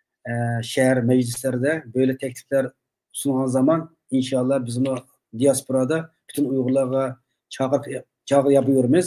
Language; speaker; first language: Turkish; non-native, learner; Uyghur